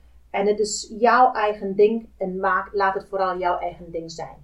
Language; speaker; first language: Dutch; non-native, fluent; German